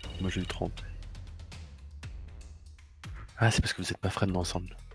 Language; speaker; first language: French; native; French